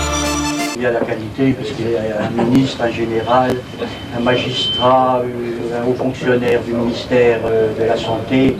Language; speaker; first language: French; native; French